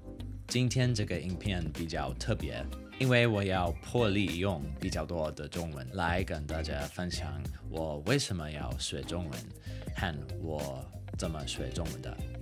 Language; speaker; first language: Chinese; non-native, fluent; English